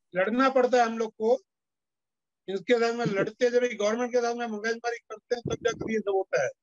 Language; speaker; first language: Hindi; non-native, local second language; Gujarati